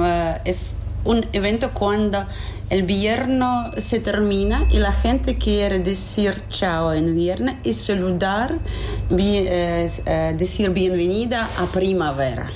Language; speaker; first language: Spanish; non-native, fluent; Russian